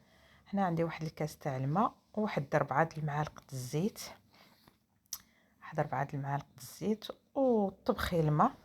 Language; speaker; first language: Arabic; native; Arabic